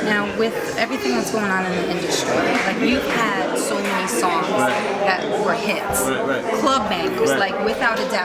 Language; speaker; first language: English; native; English